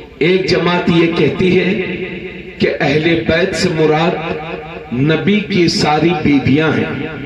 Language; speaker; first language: Urdu; native; Urdu